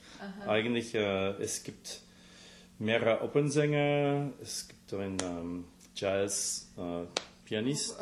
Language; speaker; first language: German; non-native, fluent; English